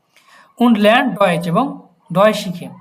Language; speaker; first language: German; non-native, learner; Bangla